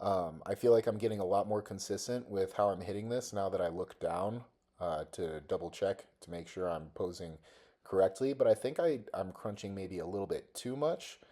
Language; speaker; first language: English; native; English